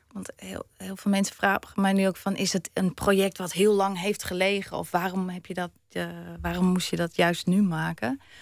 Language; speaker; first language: Dutch; early bilingual, other home language; German